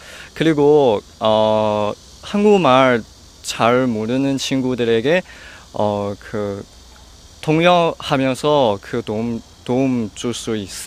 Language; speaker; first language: Korean; non-native, learner; Chinese